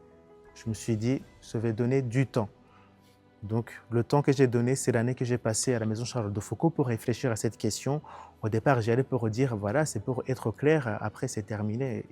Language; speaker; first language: French; non-native, local second language; Kinyarwanda